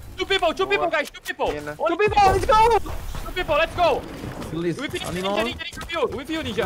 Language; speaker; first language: English; non-native, learner; Portuguese